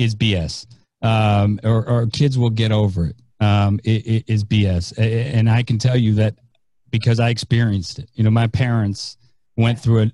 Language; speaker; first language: English; native; English